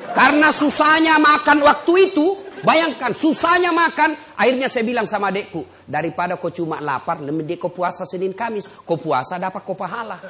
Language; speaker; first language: Indonesian; non-native, local second language; Buginese